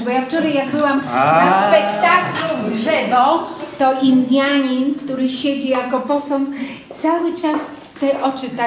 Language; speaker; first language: Polish; native; Polish